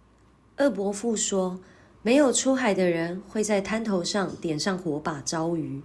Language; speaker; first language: Chinese; native; Chinese